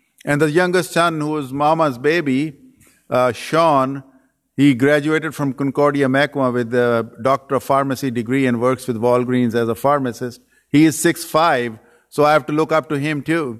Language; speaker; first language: English; non-native, local second language; Urdu